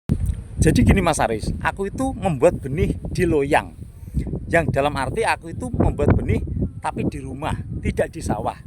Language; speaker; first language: Indonesian; non-native, local second language; Javanese